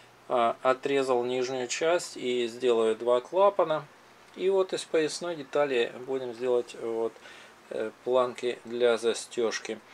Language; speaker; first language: Russian; native; Russian